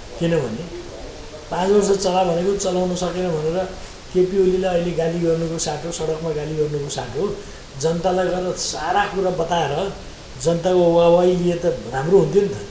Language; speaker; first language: Nepali; native; Nepali